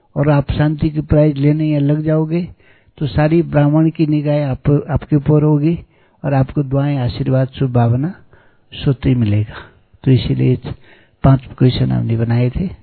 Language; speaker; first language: Hindi; native; Hindi